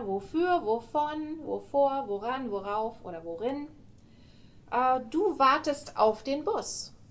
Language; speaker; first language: German; non-native, fluent; English